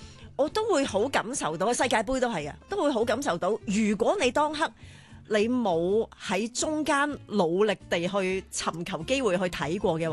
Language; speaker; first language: Cantonese; native; Cantonese